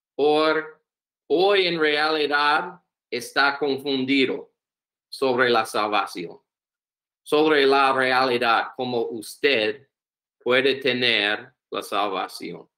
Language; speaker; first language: Spanish; non-native, learner; English